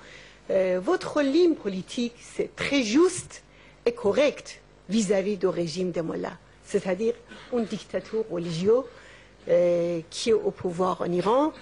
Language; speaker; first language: French; non-native, learner; Persian